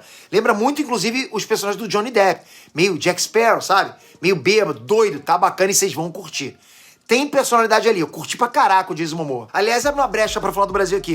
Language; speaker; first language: Portuguese; native; Portuguese